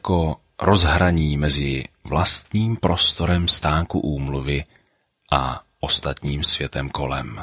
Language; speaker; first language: Czech; native; Czech